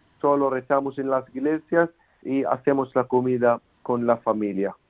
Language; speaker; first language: Spanish; non-native, learner; Arabic